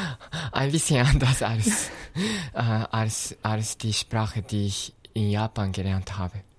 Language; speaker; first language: German; non-native, fluent; Japanese